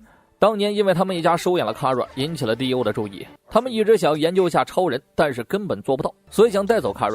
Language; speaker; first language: Chinese; native; Chinese